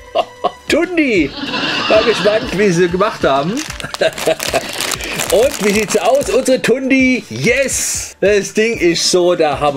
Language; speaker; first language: German; native; German